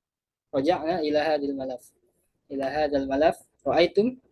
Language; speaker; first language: Arabic; non-native, fluent; Indonesian